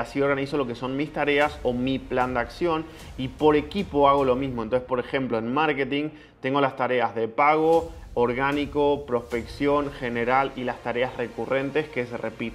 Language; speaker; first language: Spanish; native; Spanish